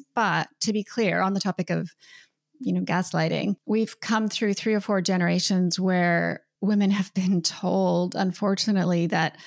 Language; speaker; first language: English; native; English